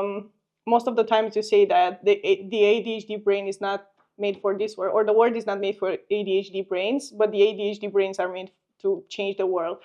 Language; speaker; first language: English; non-native, fluent; Romanian